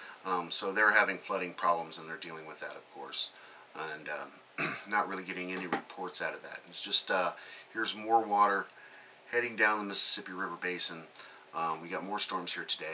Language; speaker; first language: English; native; English